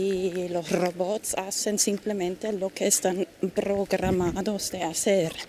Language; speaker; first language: Spanish; non-native, fluent; German